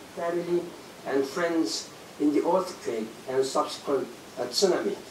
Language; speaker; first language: English; non-native, fluent; Korean